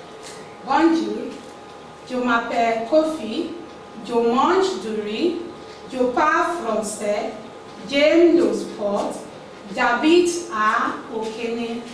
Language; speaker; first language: French; non-native, fluent; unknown